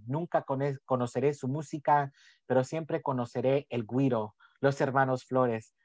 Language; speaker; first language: Spanish; early bilingual, heritage; Spanish